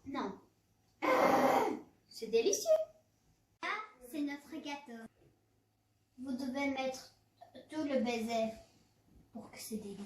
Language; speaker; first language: French; non-native, learner; English